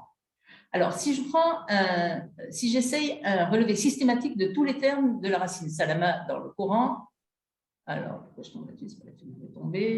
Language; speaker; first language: French; native; French